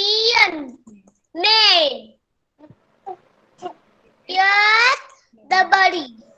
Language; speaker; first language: English; non-native, learner; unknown